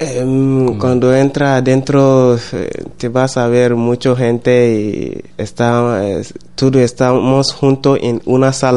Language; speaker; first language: Spanish; non-native, learner; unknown